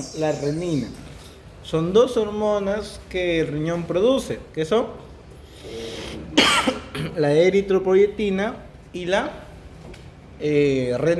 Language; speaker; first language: Spanish; native; Spanish